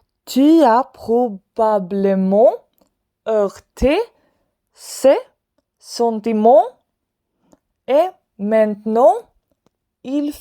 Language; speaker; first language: French; non-native, fluent; Swedish